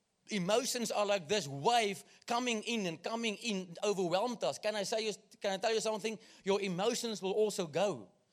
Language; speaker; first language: English; non-native, local second language; Afrikaans